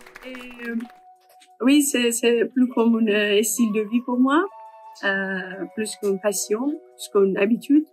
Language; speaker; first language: French; non-native, learner; Persian